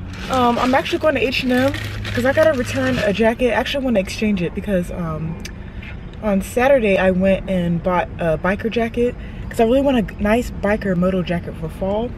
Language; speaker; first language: English; native; English